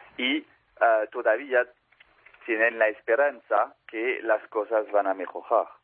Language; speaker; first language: Spanish; non-native, fluent; French